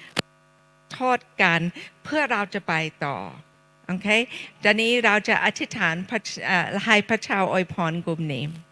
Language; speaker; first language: Thai; non-native, fluent; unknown